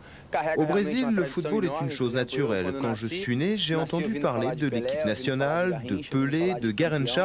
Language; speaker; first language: French; non-native, fluent; Portuguese